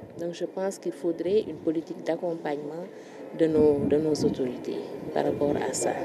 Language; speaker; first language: French; non-native, local second language; Wolof